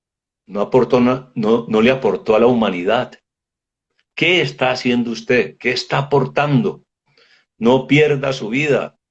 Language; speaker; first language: Spanish; native; Spanish